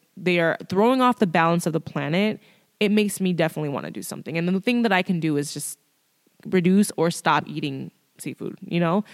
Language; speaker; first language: English; early bilingual, other home language; Thai